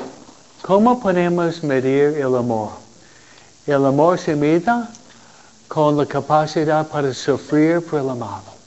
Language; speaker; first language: Spanish; non-native, fluent; English